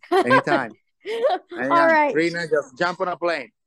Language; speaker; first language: English; non-native, fluent; Italian